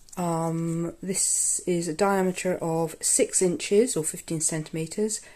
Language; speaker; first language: English; native; English